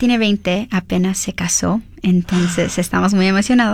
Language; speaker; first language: Spanish; early bilingual, heritage; Spanish